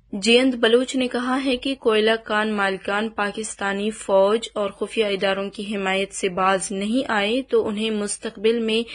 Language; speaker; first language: Urdu; non-native, local second language; Baluchi